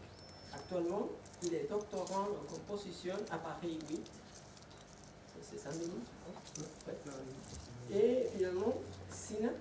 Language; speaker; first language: French; non-native, learner; Spanish